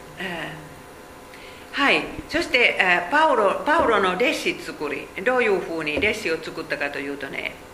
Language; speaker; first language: Japanese; non-native, fluent; Finnish